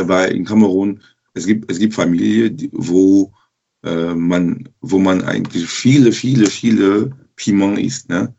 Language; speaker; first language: German; non-native, local second language; French